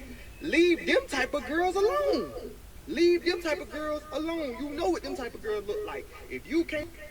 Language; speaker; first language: English; native; English